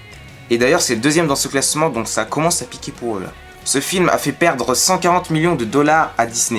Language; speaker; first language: French; native; French